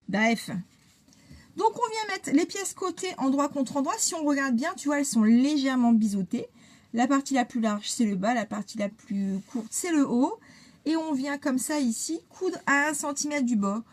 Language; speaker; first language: French; native; French